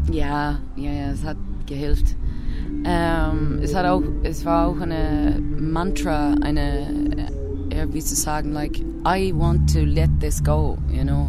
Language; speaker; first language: German; non-native, learner; English